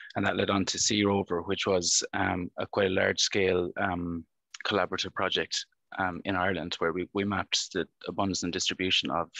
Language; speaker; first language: English; native; English